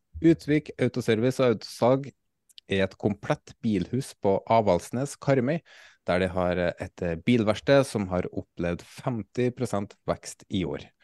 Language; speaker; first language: Norwegian; native; Norwegian